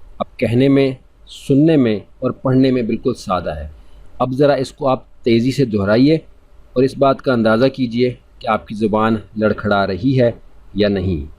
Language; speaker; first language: Urdu; native; Urdu